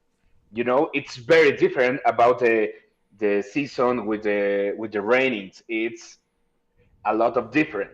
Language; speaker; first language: English; non-native, learner; Spanish